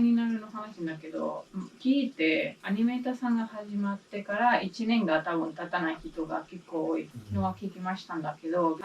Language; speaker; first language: Japanese; non-native, learner; English